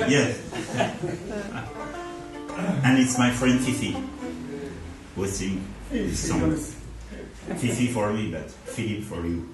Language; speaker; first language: English; non-native, learner; French